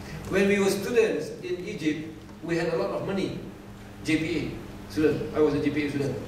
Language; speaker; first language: English; non-native, local second language; Malay